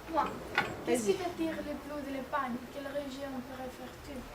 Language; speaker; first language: French; non-native, learner; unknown